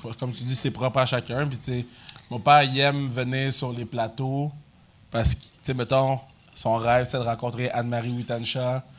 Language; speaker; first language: French; native; French